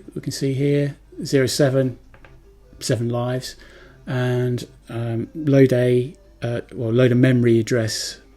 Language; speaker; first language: English; native; English